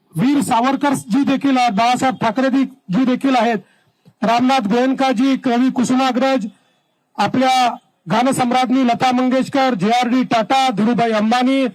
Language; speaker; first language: Marathi; native; Marathi